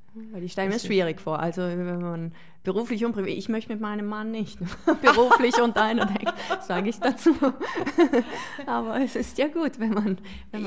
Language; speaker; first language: German; native; German